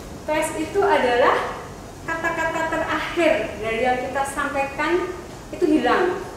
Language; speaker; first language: Indonesian; native; Indonesian